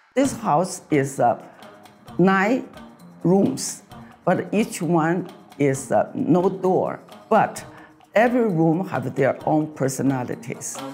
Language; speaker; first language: English; non-native, fluent; Chinese